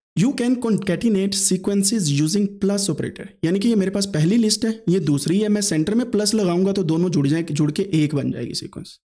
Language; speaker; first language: Urdu; native; Urdu